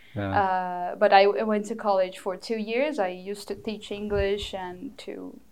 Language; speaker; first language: English; non-native, fluent; Portuguese